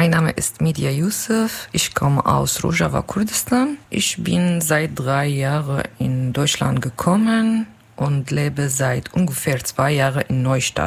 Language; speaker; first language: German; non-native, learner; Kurdish